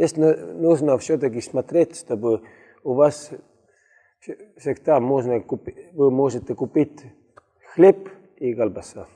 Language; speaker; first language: Russian; non-native, learner; Estonian